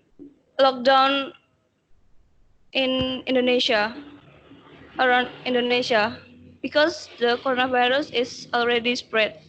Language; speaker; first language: English; non-native, learner; Indonesian